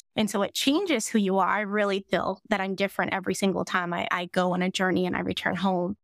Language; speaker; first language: English; native; English